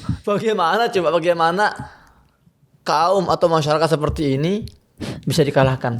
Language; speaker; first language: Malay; non-native, fluent; Arabic